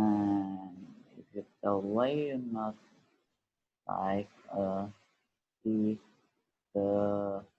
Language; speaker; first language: English; non-native, learner; Indonesian